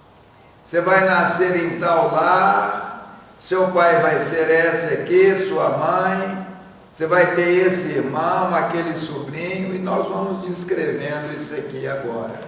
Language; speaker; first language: Portuguese; native; Portuguese